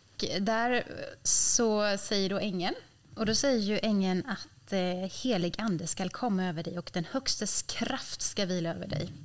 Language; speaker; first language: Swedish; native; Swedish